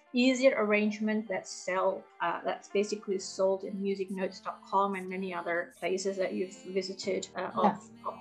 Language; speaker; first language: English; early bilingual, other home language; Indonesian